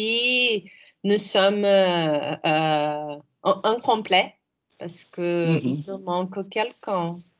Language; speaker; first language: French; non-native, fluent; Portuguese